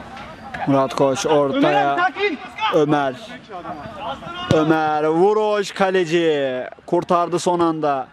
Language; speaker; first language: Turkish; native; Turkish